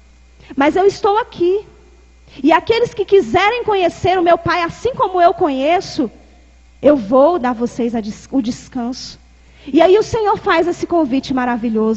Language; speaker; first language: Portuguese; native; Portuguese